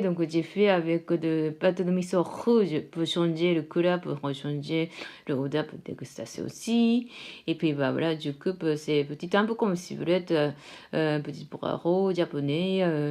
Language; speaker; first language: French; non-native, fluent; Japanese